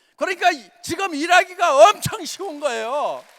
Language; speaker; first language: Korean; native; Korean